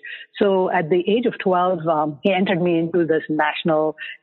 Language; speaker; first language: English; non-native, local second language; Bangla